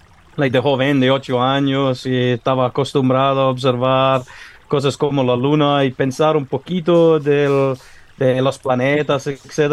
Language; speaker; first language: Spanish; non-native, fluent; English